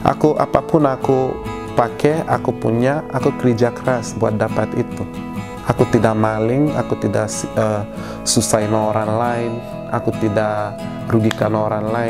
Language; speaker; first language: Indonesian; non-native, fluent; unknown